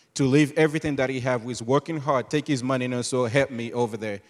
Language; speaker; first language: English; non-native, fluent; Haitian Creole